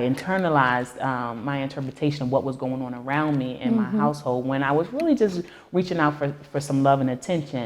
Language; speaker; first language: English; native; English